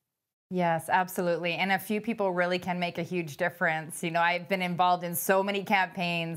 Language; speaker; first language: English; native; English